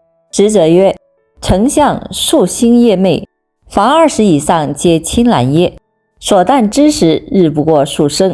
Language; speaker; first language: Chinese; native; Chinese